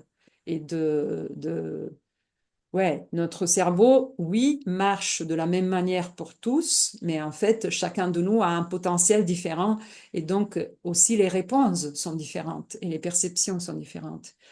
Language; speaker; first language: French; non-native, fluent; Italian